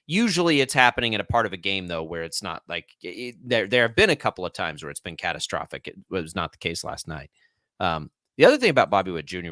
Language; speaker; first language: English; native; English